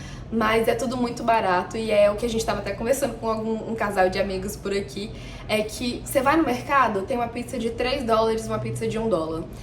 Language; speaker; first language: Portuguese; native; Portuguese